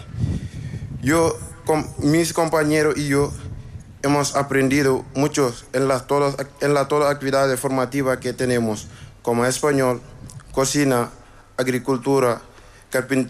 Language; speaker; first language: Spanish; non-native, learner; Wolof